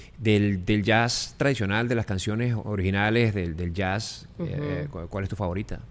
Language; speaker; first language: Spanish; native; Spanish